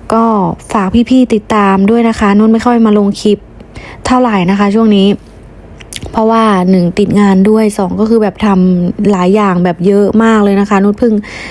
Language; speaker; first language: Thai; non-native, fluent; Lao